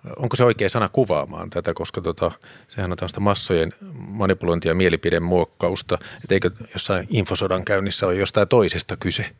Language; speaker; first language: Finnish; native; Finnish